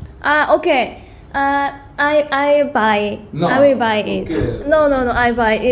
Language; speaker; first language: English; non-native, learner; Korean